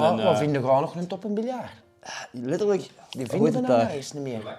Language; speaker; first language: Dutch; native; Dutch